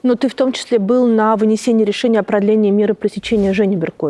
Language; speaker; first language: Russian; native; Russian